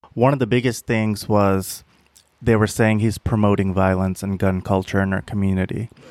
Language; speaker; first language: English; native; English